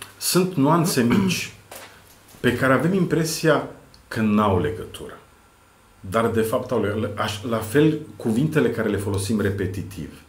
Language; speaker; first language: Romanian; non-native, fluent; Serbian